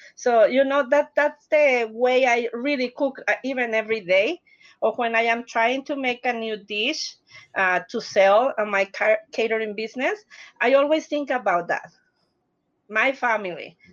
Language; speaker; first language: English; non-native, learner; Spanish